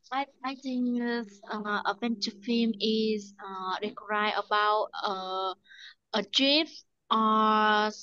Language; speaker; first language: English; non-native, learner; Vietnamese